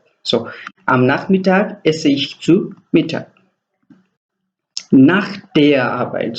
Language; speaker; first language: German; non-native, fluent; Nepali